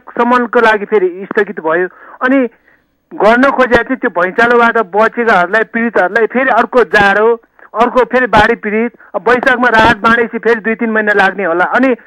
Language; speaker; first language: Nepali; native; Nepali